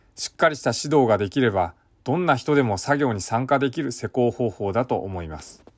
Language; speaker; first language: Japanese; native; Japanese